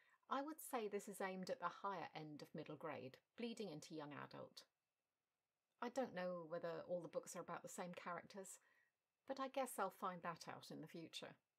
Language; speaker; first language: English; native; English